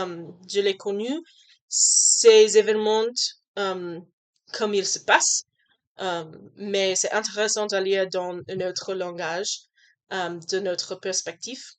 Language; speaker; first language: French; non-native, learner; English